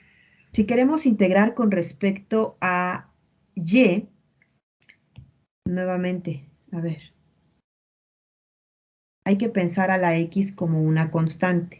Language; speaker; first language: Spanish; native; Spanish